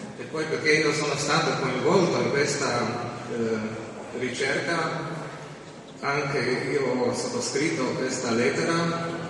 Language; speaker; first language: Italian; non-native, learner; Slovenian